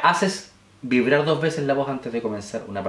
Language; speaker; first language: Spanish; native; Spanish